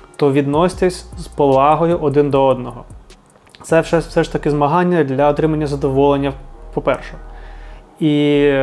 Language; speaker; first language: Ukrainian; non-native, local second language; Russian